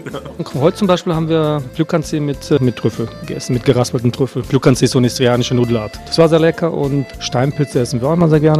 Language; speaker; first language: German; early bilingual, other home language; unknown